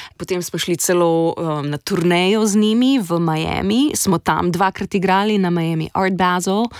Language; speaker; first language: Slovenian; native; Slovenian